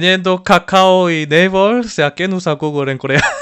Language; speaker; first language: Spanish; non-native, fluent; Korean